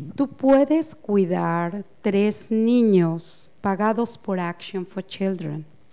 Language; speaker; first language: Spanish; native; Spanish